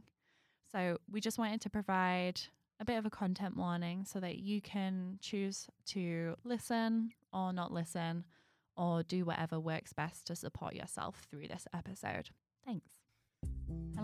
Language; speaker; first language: English; native; English